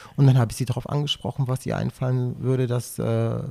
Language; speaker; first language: German; native; German